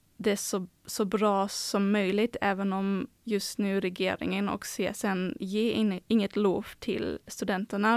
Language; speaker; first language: Swedish; non-native, fluent; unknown